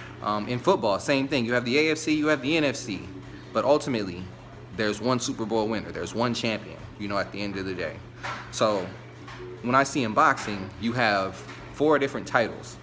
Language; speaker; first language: English; native; English